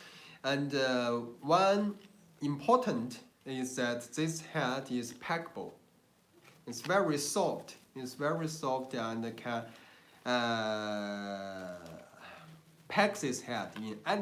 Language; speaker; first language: English; non-native, learner; Chinese